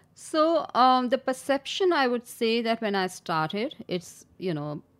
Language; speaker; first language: English; non-native, local second language; Urdu